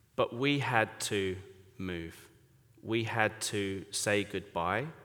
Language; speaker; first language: English; native; English